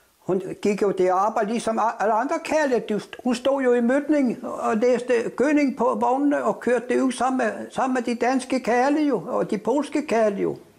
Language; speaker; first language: Danish; early bilingual, other home language; Polish